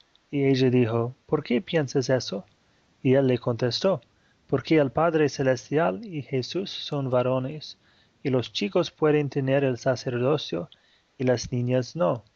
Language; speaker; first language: Spanish; non-native, fluent; Portuguese